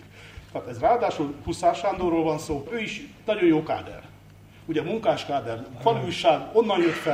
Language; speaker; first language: Hungarian; native; Hungarian